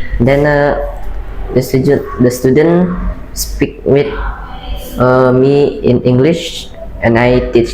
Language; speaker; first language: English; non-native, learner; Indonesian